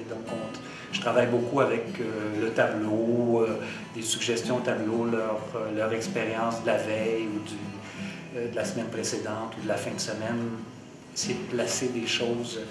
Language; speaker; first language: French; native; French